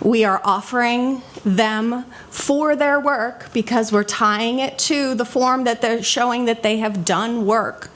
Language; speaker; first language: English; native; English